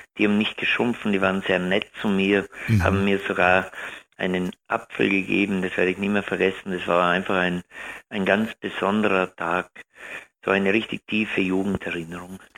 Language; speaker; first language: German; native; German